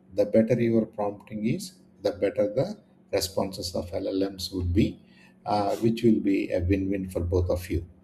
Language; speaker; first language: English; non-native, local second language; Telugu